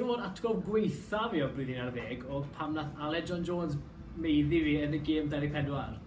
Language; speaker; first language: Welsh; native; Welsh